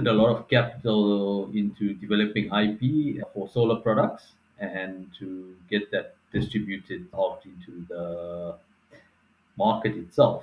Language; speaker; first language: English; native; English